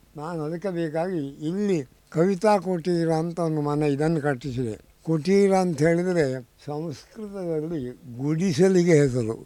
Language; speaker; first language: Kannada; non-native, local second language; Tulu